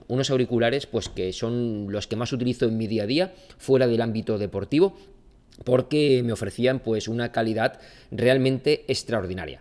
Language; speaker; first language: Spanish; native; Spanish